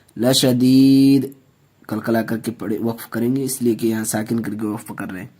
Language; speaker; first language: Urdu; native; Urdu